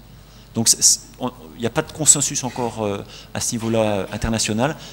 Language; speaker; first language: French; native; French